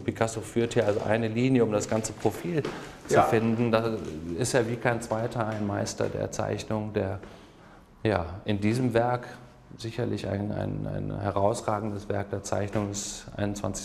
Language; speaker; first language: German; native; German